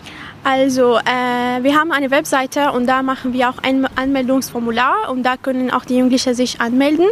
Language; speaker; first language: German; non-native, fluent; Arabic